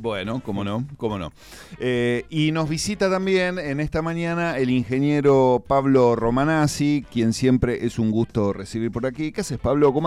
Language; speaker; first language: Spanish; native; Spanish